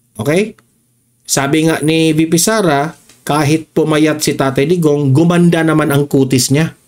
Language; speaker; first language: Filipino; non-native, local second language; Cebuano